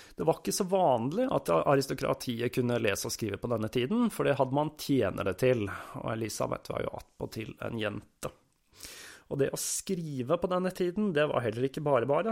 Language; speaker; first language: Norwegian; native; Norwegian